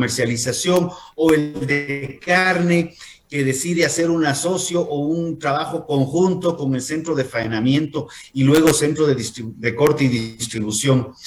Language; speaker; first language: Spanish; native; Spanish